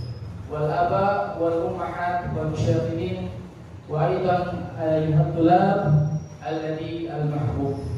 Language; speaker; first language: Arabic; non-native, learner; Indonesian